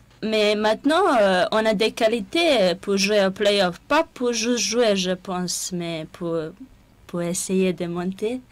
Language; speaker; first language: French; non-native, fluent; Serbian